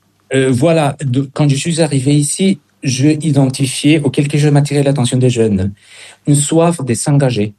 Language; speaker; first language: French; non-native, fluent; Spanish